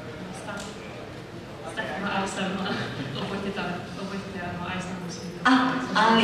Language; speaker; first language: Japanese; non-native, fluent; English